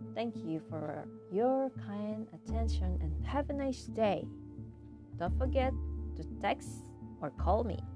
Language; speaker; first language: English; non-native, learner; Indonesian